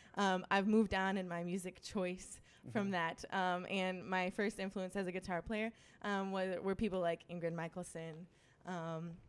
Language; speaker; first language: English; native; English